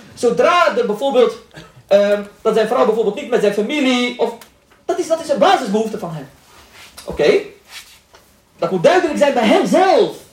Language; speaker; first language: Dutch; early bilingual, other home language; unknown